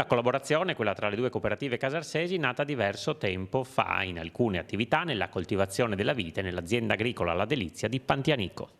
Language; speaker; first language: Italian; native; Italian